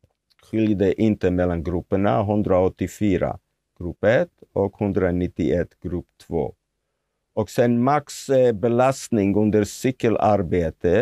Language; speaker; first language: Swedish; non-native, fluent; Hebrew